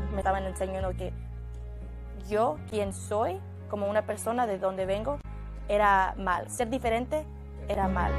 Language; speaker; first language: Spanish; early bilingual, heritage; Spanish